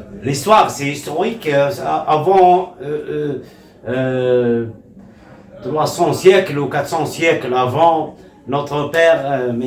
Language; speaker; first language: French; non-native, local second language; Arabic